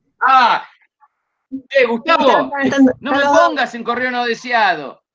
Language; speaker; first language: Spanish; native; Spanish